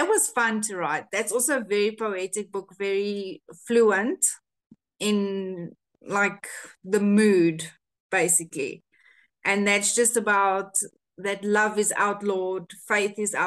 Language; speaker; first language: English; non-native, local second language; Afrikaans